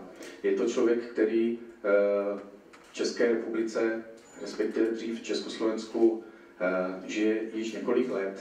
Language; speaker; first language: Czech; native; Czech